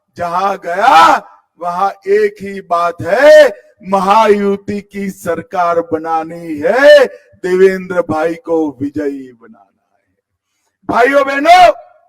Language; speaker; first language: Hindi; non-native, local second language; Gujarati